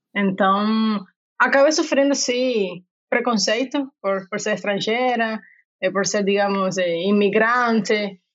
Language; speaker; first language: Portuguese; non-native, fluent; Spanish